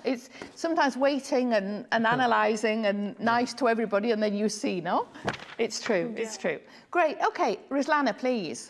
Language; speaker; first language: English; native; English